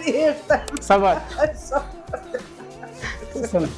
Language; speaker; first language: Hungarian; non-native, learner; Hindi